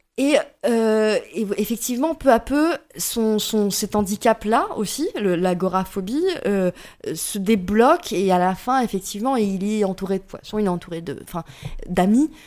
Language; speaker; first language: French; early bilingual, other home language; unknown